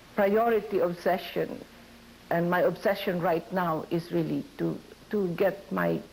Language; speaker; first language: English; non-native, local second language; Filipino